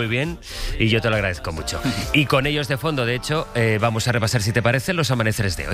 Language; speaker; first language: Spanish; native; Spanish